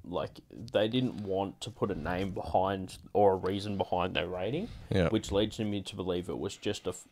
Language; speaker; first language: English; native; English